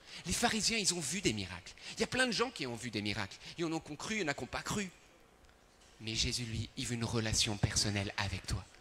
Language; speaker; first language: French; early bilingual, other home language; Arabic